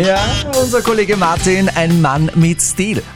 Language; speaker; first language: German; native; German